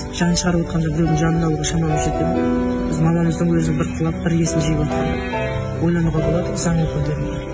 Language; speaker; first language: Kazakh; native; Kazakh